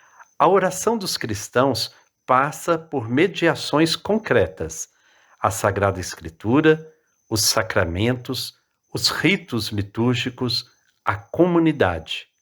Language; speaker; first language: Portuguese; native; Portuguese